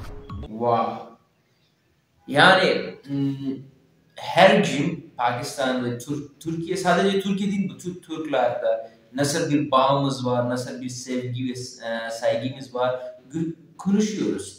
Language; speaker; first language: Turkish; non-native, fluent; Urdu